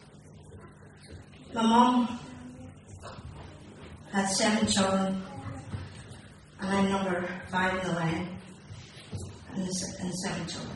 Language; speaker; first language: English; native; English